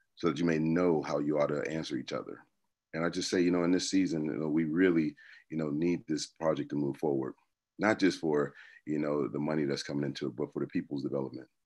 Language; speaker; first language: English; native; English